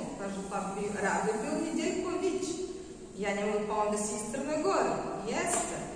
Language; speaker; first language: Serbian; non-native, fluent; Russian